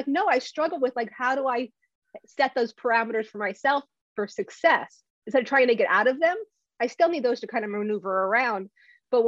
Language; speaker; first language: English; native; English